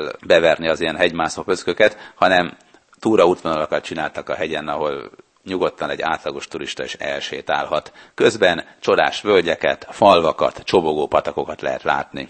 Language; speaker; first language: Hungarian; native; Hungarian